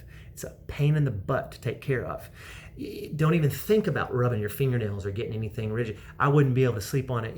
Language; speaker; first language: English; native; English